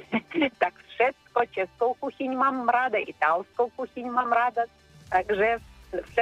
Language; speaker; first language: Czech; non-native, fluent; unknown